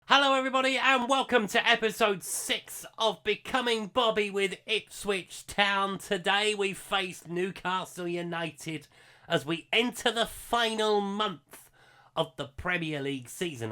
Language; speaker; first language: English; native; English